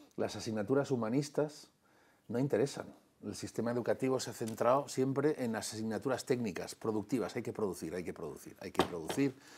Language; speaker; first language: Spanish; non-native, local second language; Catalan